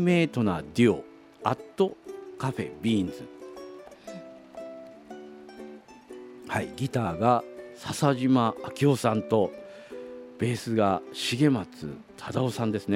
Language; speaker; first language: Japanese; native; Japanese